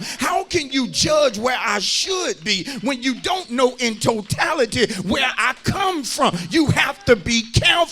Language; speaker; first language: English; native; English